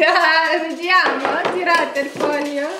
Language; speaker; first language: Italian; non-native, fluent; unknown